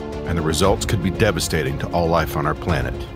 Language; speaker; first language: English; native; English